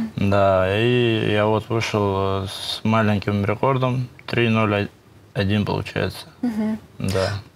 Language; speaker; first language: Russian; native; Russian